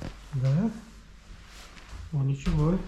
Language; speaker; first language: Russian; non-native, learner; English